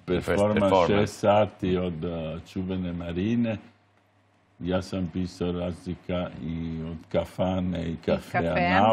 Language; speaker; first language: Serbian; non-native, learner; Italian